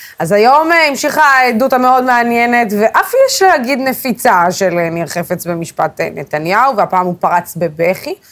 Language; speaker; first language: Hebrew; non-native, local second language; Arabic